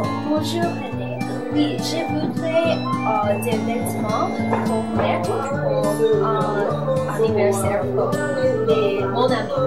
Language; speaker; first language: French; non-native, learner; English